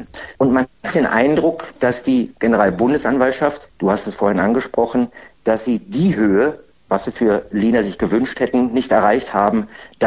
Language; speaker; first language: German; native; German